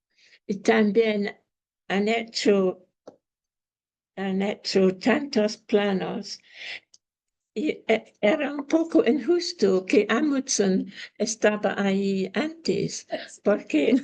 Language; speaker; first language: Spanish; non-native, learner; English